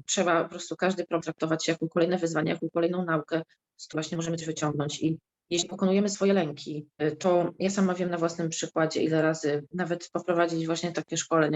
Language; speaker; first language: Polish; native; Polish